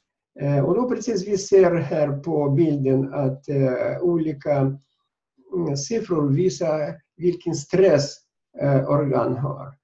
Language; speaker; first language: Swedish; non-native, fluent; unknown